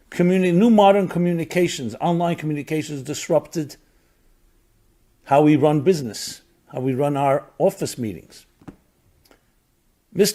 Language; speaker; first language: English; native; English